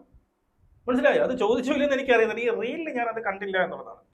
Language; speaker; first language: Malayalam; native; Malayalam